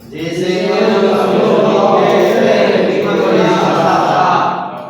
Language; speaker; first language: Japanese; non-native, learner; Indonesian